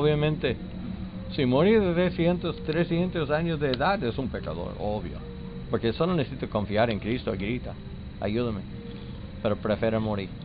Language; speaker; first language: Spanish; non-native, learner; English